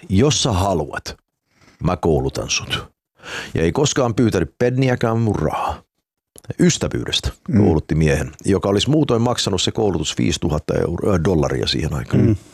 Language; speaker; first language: Finnish; early bilingual, heritage; Finnish